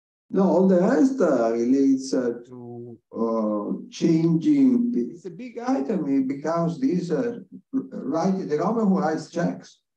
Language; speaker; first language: English; non-native, fluent; Italian